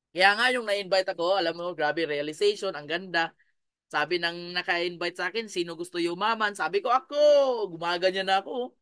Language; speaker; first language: Filipino; non-native, local second language; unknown